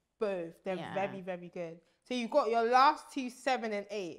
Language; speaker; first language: English; early bilingual, other home language; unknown